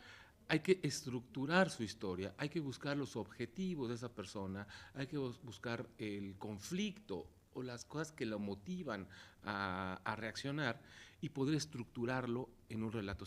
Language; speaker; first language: Spanish; native; Spanish